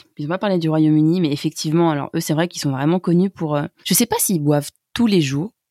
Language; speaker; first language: French; native; French